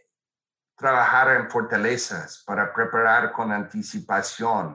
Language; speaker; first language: Spanish; non-native, fluent; English